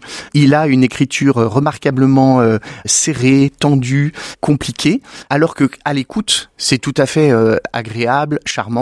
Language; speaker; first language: French; native; French